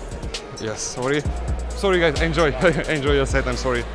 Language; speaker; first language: English; non-native, learner; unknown